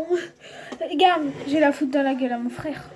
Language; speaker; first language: French; native; French